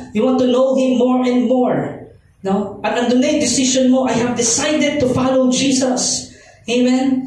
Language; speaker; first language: English; non-native, local second language; Filipino